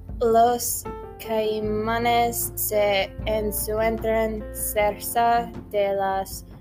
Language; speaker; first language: Spanish; non-native, learner; English